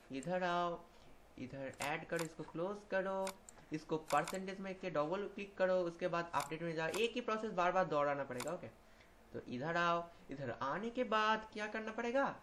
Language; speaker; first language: Hindi; non-native, local second language; Bangla